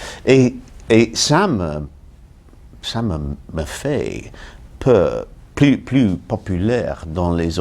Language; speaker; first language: French; non-native, fluent; English